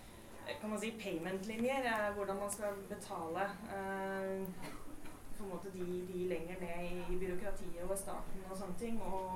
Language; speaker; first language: Norwegian; native; Norwegian